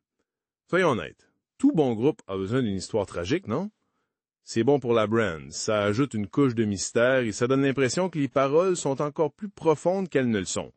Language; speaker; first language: French; native; French